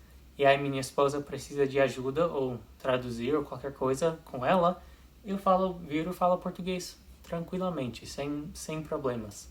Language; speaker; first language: Portuguese; non-native, fluent; English